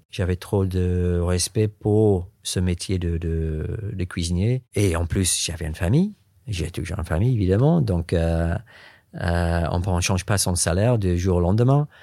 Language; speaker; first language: French; non-native, fluent; English